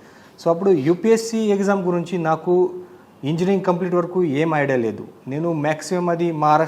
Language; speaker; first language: Telugu; non-native, learner; Marathi